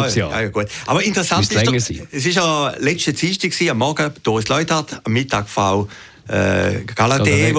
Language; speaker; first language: German; native; German